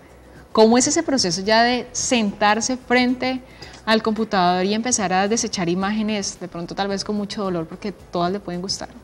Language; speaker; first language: Spanish; native; Spanish